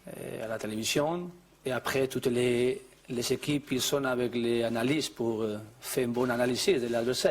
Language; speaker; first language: French; non-native, learner; Spanish